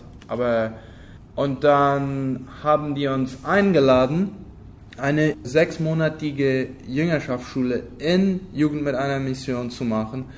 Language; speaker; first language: German; non-native, local second language; Low German